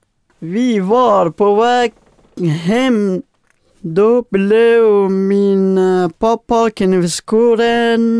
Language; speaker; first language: Swedish; non-native, learner; Persian